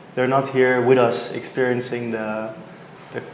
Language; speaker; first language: English; non-native, fluent; Dutch